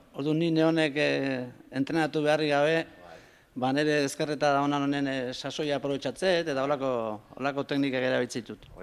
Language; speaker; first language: Basque; native; Basque